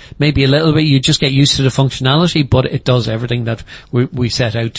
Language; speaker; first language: English; native; English